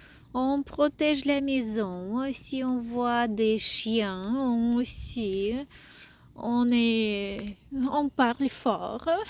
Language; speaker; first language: French; non-native, fluent; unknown